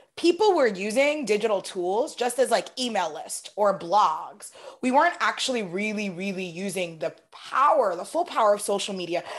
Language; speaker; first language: English; native; English